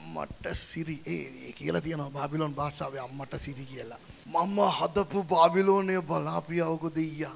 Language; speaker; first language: Sinhala; non-native, local second language; Tamil